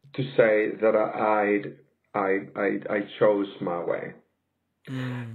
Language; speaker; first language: English; native; English